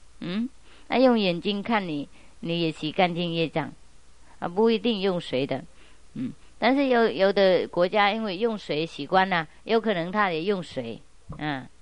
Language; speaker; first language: Chinese; non-native, fluent; Vietnamese